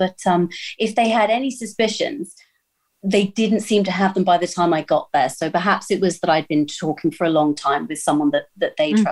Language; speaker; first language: English; native; English